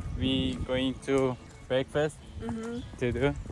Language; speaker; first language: English; non-native, learner; Turkish